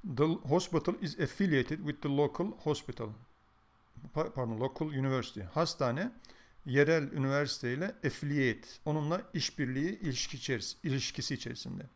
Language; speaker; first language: English; non-native, fluent; Turkish